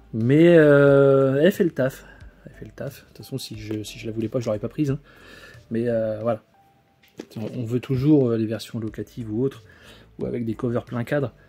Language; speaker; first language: French; native; French